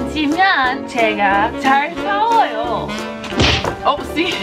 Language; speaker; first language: Korean; non-native, learner; English